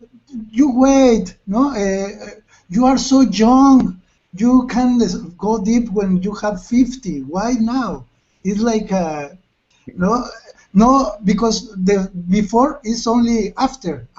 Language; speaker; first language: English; non-native, learner; Spanish